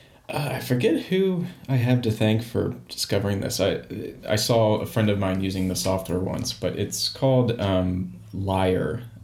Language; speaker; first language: English; native; English